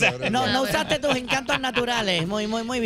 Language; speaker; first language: Spanish; native; Spanish